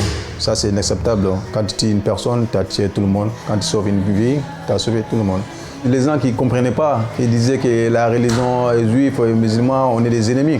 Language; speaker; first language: French; non-native, local second language; Soninke